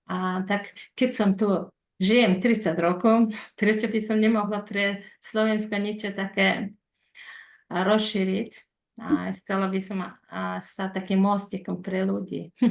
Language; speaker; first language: Slovak; non-native, fluent; Mongolian